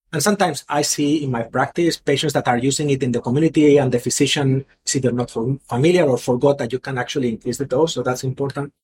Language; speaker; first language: English; non-native, fluent; Spanish